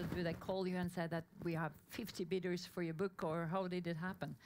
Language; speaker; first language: English; non-native, fluent; Norwegian